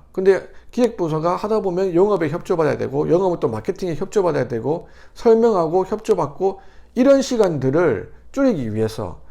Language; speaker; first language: Korean; native; Korean